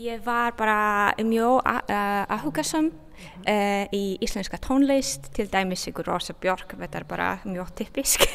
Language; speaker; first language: Icelandic; non-native, learner; Polish